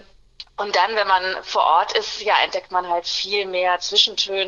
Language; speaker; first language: German; native; German